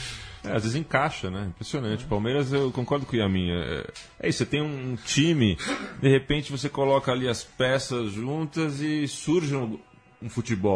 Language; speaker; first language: Portuguese; native; Portuguese